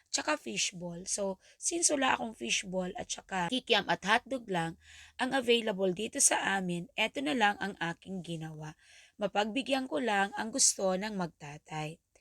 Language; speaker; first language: Filipino; non-native, local second language; Bikol